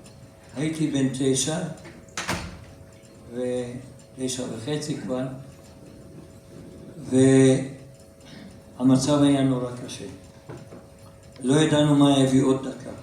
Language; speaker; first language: Hebrew; non-native, fluent; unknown